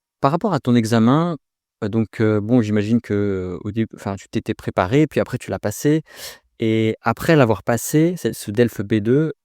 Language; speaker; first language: French; native; French